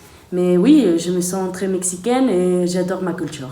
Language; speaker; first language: French; non-native, fluent; Spanish